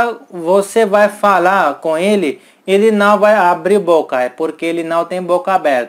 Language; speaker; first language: Portuguese; non-native, learner; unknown